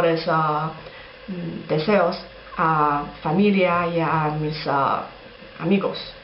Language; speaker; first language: Spanish; non-native, learner; Chinese